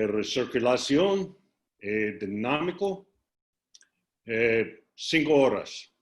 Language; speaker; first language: Spanish; non-native, learner; English